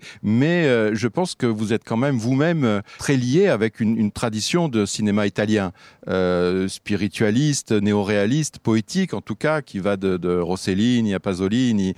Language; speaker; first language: French; native; French